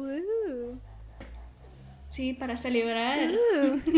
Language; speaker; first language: Spanish; early bilingual, heritage; Spanish